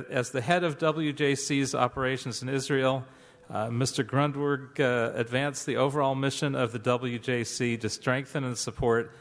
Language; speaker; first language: English; native; English